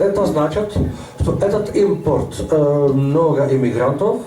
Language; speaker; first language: Russian; non-native, learner; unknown